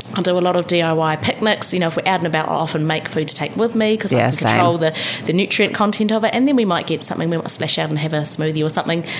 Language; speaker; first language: English; native; English